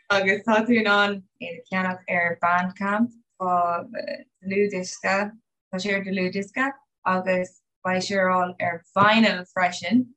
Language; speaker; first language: Irish; non-native, local second language; English